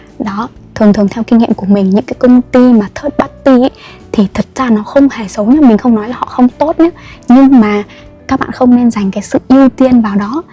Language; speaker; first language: Vietnamese; native; Vietnamese